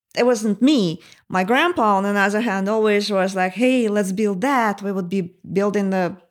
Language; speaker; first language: English; non-native, fluent; Russian